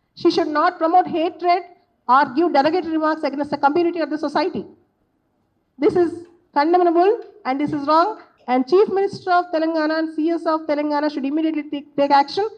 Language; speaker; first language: English; non-native, local second language; Telugu